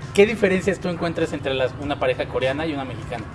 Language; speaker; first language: Spanish; native; Spanish